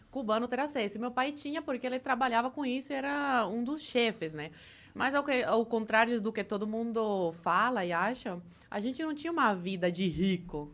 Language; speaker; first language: Portuguese; early bilingual, other home language; Spanish